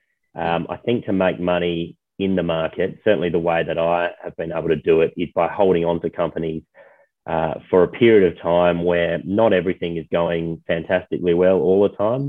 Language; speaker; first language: English; native; English